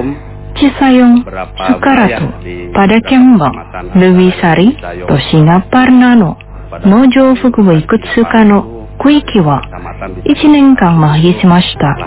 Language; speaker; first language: Japanese; non-native, fluent; Indonesian